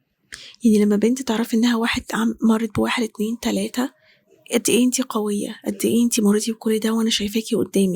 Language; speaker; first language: Arabic; native; Arabic